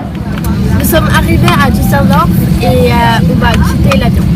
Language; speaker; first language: French; non-native, learner; Swedish